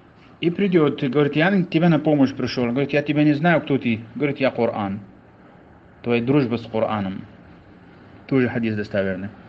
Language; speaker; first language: Russian; non-native, fluent; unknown